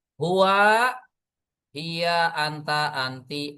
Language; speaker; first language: Arabic; non-native, fluent; Indonesian